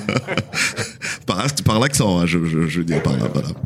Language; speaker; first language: French; non-native, fluent; Portuguese